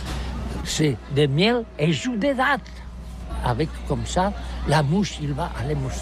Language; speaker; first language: French; non-native, learner; Catalan